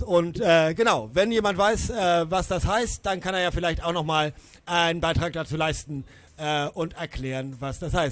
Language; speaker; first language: German; native; German